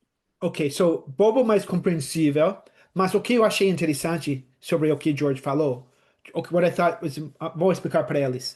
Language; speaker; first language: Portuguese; non-native, fluent; English